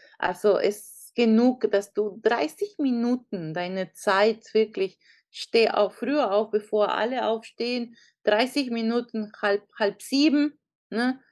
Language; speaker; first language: German; non-native, fluent; Spanish